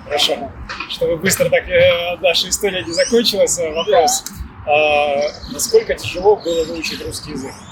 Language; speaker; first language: Russian; native; Russian